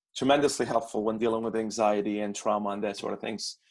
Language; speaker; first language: English; non-native, fluent; Arabic